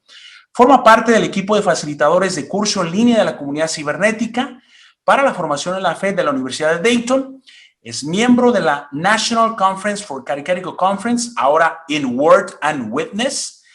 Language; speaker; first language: Spanish; native; Spanish